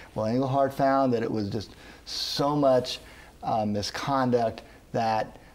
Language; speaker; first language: English; native; English